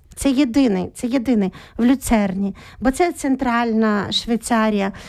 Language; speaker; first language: Ukrainian; native; Ukrainian